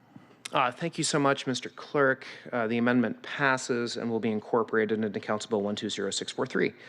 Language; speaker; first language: English; native; English